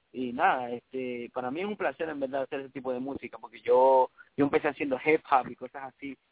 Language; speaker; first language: Spanish; early bilingual, heritage; Spanish